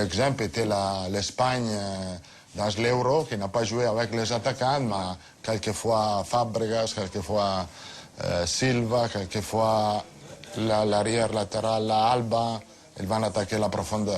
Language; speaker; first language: French; non-native, fluent; Italian